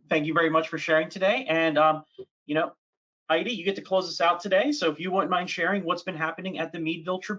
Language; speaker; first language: English; native; English